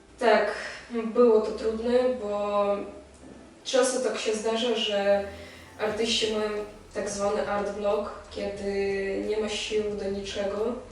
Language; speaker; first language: Polish; non-native, fluent; Belarusian